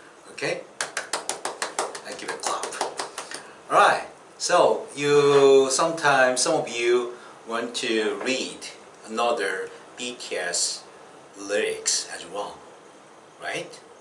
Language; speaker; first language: English; non-native, fluent; Korean